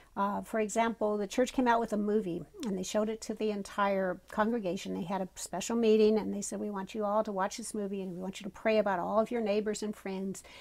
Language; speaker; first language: English; native; English